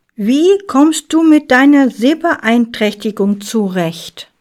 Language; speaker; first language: German; native; German